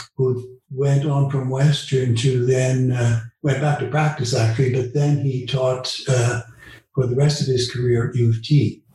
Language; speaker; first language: English; early bilingual, other home language; Dutch